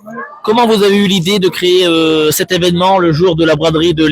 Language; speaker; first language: French; native; French